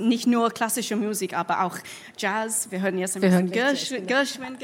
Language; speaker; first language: German; non-native, fluent; English